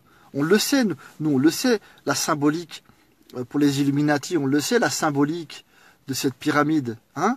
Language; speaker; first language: French; native; French